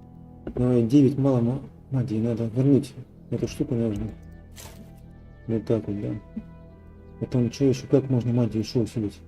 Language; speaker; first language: Russian; native; Russian